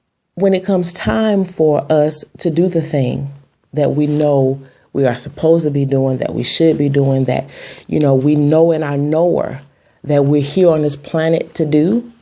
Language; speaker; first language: English; native; English